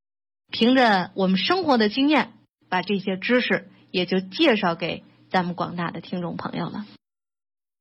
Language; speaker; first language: Chinese; native; Chinese